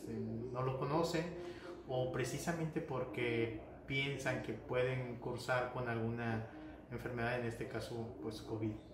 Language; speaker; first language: Spanish; native; Spanish